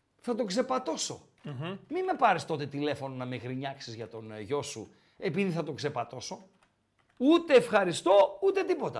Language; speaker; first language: Greek; native; Greek